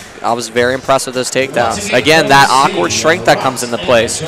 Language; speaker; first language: English; native; English